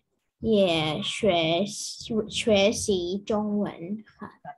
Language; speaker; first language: Chinese; non-native, learner; Thai